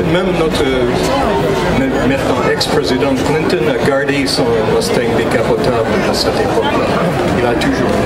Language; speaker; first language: French; non-native, fluent; English